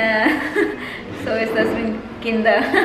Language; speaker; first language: German; non-native, learner; Filipino